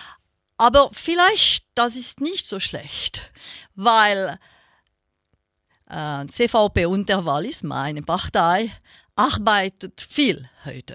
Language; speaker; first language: German; non-native, local second language; French